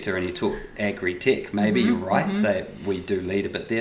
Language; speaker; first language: English; native; English